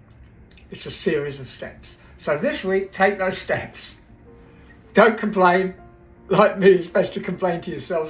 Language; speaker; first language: English; native; English